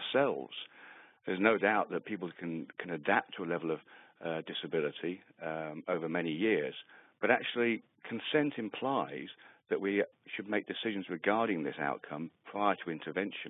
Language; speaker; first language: English; native; English